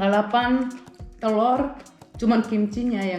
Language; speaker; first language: Indonesian; early bilingual, heritage; Indonesian